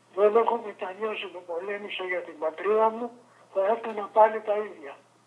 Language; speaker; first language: Greek; early bilingual, other home language; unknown